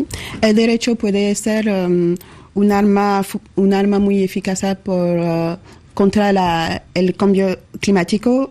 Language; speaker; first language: Spanish; non-native, learner; French